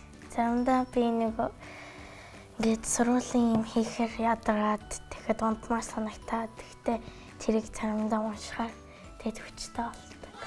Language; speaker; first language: Mongolian; early bilingual, heritage; Mongolian